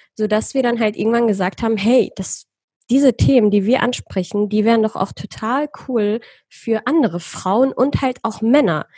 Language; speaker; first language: German; early bilingual, other home language; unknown